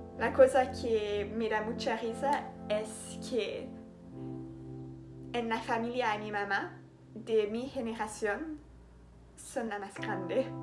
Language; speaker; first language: Spanish; non-native, learner; French